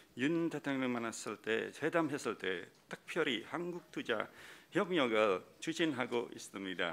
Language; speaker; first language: Korean; non-native, fluent; Indonesian